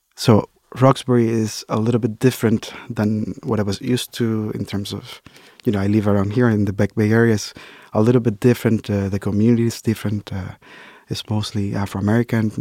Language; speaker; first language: English; non-native, fluent; Spanish